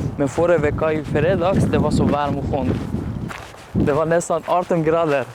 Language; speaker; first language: Swedish; non-native, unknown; Persian